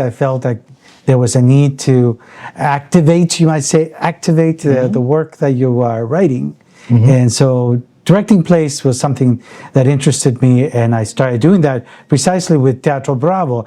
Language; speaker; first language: English; early bilingual, other home language; Spanish